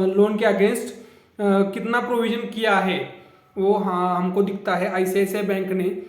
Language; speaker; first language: Hindi; non-native, local second language; Marathi